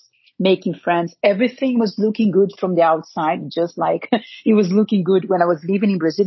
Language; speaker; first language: English; non-native, fluent; Portuguese